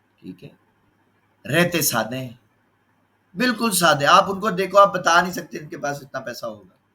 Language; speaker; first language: Urdu; non-native, local second language; Punjabi